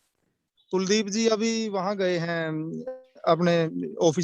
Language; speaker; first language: Hindi; native; Hindi